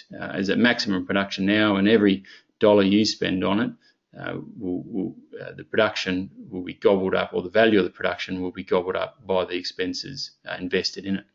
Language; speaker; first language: English; native; English